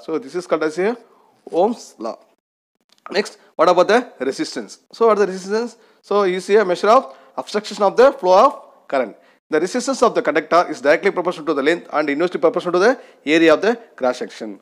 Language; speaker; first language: English; non-native, local second language; Tamil